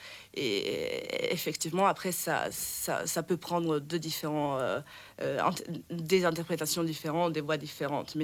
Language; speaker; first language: French; non-native, fluent; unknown